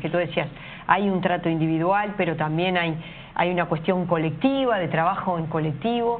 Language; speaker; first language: Spanish; native; Spanish